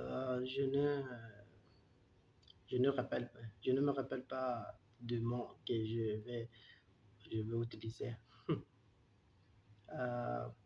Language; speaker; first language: French; non-native, learner; Turkish